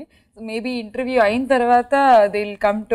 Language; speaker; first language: Telugu; native; Telugu